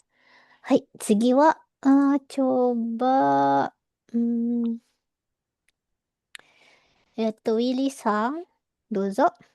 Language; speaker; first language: Japanese; non-native, fluent; Indonesian